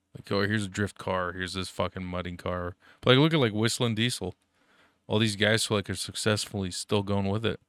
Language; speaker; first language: English; early bilingual, other home language; German